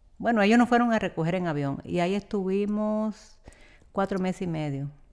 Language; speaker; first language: Spanish; native; Spanish